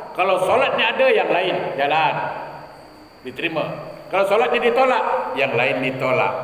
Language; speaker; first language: Malay; native; Malay